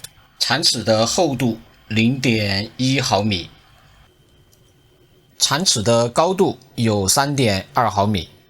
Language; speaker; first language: Chinese; native; Chinese